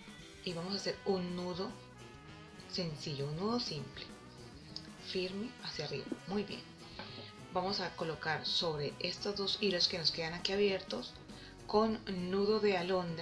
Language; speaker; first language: Spanish; native; Spanish